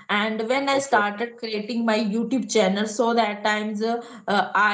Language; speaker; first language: English; non-native, local second language; Hindi